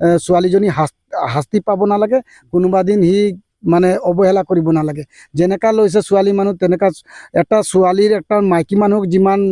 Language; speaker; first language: Assamese; non-native, local second language; Sadri